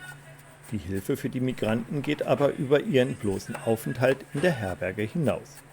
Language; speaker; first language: German; native; German